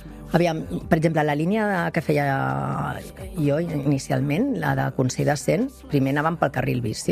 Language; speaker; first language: Catalan; native; Catalan